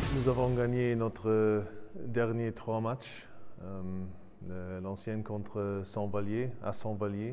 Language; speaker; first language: French; non-native, fluent; German